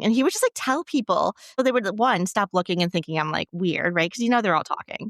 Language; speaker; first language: English; native; English